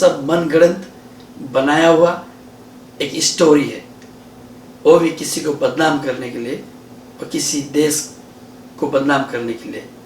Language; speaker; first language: Hindi; non-native, learner; Nepali